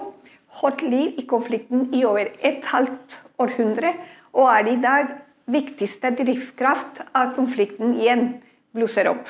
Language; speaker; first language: Norwegian; non-native, fluent; Spanish